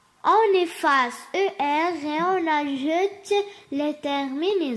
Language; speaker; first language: French; non-native, learner; Arabic